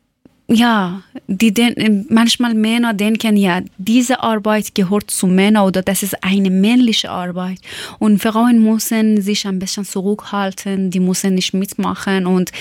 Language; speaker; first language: German; non-native, learner; Persian